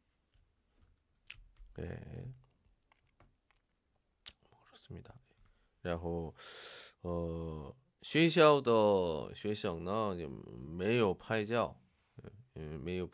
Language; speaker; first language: Chinese; non-native, learner; Korean